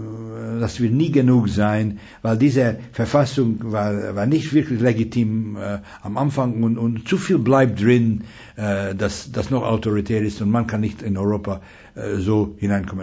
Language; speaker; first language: German; non-native, fluent; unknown